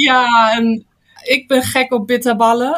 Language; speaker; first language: Dutch; non-native, fluent; German